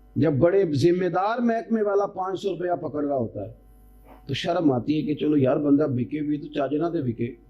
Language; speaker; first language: Urdu; non-native, local second language; Punjabi